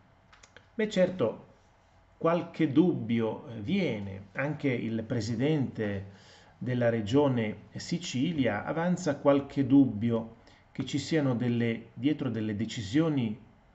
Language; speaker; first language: Italian; native; Italian